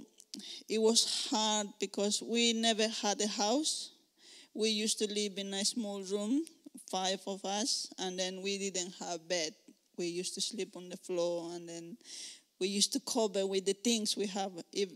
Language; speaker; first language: English; non-native, learner; Spanish